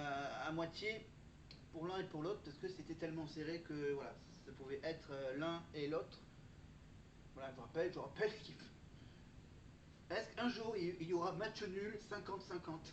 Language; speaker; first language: French; native; French